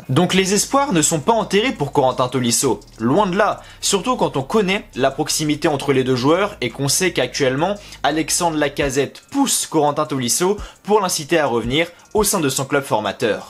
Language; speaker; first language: French; native; French